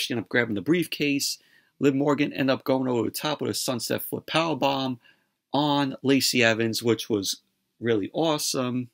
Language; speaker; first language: English; native; English